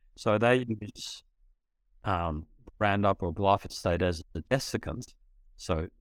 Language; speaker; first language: English; early bilingual, other home language; Dutch